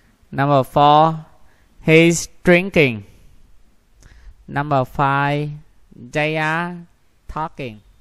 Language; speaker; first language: English; non-native, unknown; Vietnamese